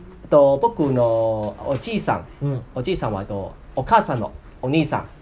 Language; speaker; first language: Japanese; non-native, learner; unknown